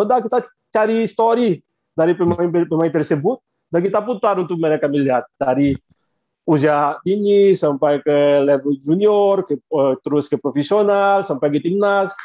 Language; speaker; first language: Indonesian; non-native, fluent; Portuguese